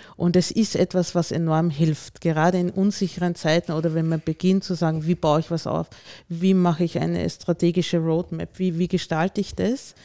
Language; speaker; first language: German; native; German